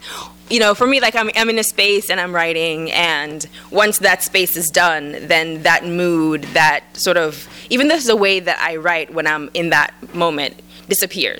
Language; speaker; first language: English; early bilingual, other home language; Jamaican Creole English